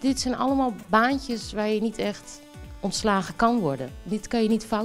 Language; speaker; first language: Dutch; native; Dutch